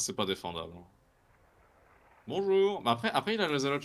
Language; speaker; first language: French; native; French